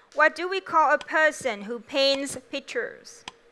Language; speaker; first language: English; non-native, fluent; Vietnamese